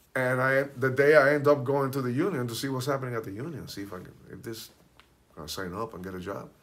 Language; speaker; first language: English; early bilingual, other home language; Spanish